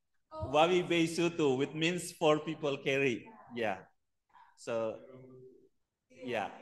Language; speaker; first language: English; non-native, local second language; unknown